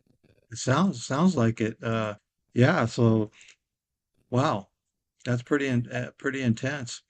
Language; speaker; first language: English; native; English